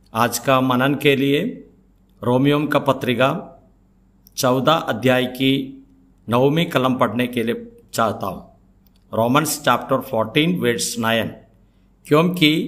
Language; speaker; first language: Hindi; non-native, local second language; Malayalam